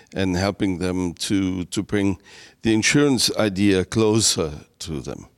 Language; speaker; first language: English; non-native, fluent; German